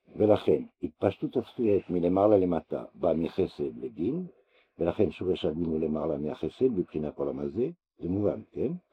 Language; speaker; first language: Hebrew; non-native, fluent; French